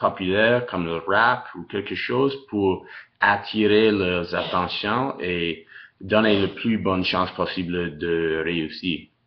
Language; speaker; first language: French; non-native, local second language; English